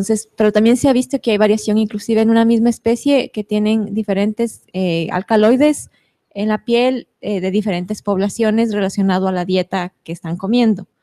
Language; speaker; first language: Spanish; native; Spanish